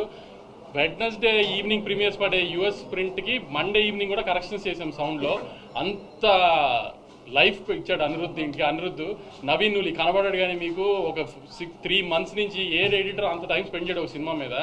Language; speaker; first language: Telugu; native; Telugu